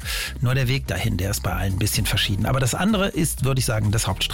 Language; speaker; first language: German; native; German